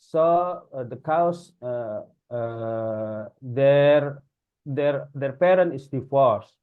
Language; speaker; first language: English; non-native, learner; Indonesian